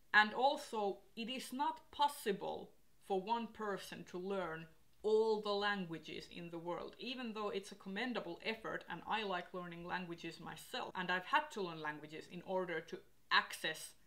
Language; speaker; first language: English; non-native, fluent; Finnish